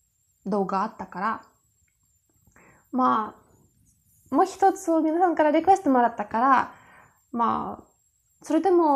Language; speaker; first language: Japanese; non-native, learner; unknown